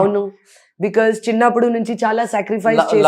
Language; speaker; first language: Telugu; non-native, local second language; Hindi